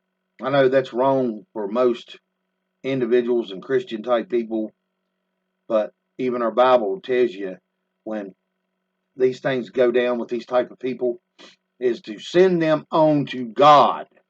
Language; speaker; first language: English; native; English